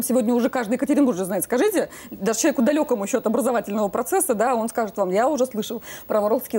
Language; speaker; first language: Russian; native; Russian